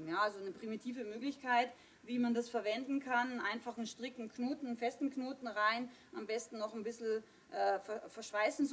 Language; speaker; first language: German; native; German